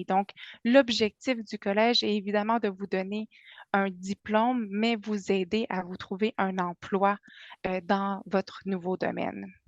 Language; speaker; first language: French; native; French